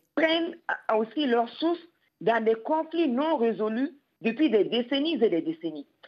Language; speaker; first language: French; non-native, local second language; Bambara